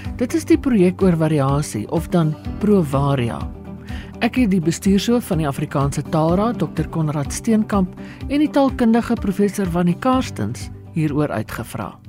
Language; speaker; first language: Afrikaans; native; Afrikaans